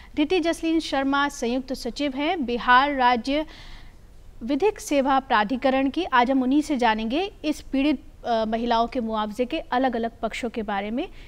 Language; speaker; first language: Hindi; native; Hindi